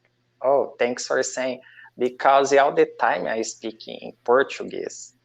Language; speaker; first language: English; non-native, learner; Portuguese